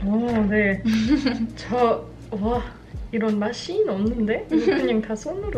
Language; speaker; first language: Korean; non-native, fluent; Danish